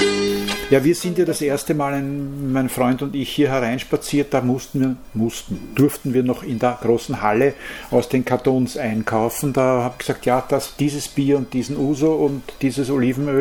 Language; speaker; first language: German; native; German